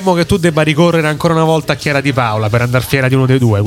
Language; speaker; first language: Italian; native; Italian